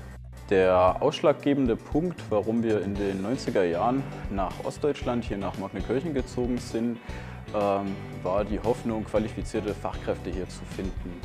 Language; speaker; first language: German; native; German